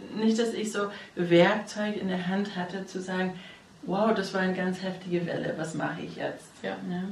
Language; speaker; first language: German; non-native, fluent; English